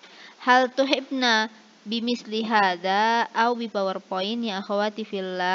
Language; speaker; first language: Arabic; non-native, fluent; Indonesian